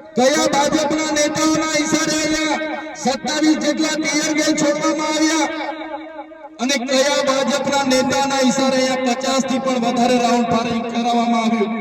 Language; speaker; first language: Gujarati; non-native, local second language; Vasavi